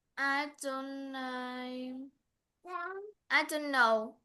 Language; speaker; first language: English; non-native, learner; Vietnamese